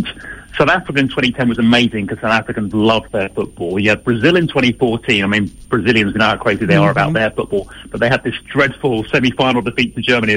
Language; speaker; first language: English; native; English